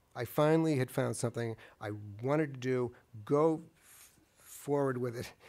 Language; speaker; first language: English; native; English